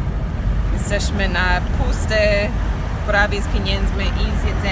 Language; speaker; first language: Polish; non-native, fluent; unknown